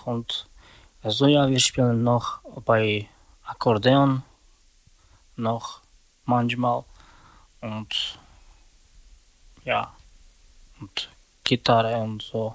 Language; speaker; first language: German; non-native, learner; Romany